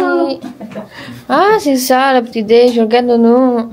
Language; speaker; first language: French; non-native, learner; Indonesian